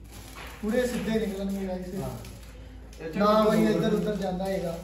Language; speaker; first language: Hindi; non-native, local second language; Punjabi